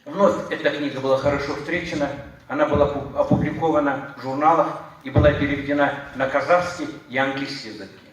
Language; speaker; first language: Russian; non-native, local second language; Uyghur